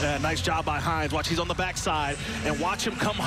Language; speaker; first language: English; native; English